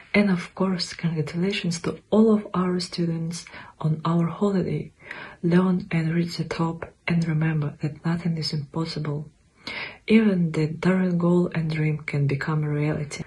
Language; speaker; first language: English; non-native, fluent; Ukrainian